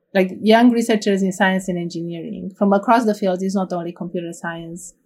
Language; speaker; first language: English; non-native, fluent; Romanian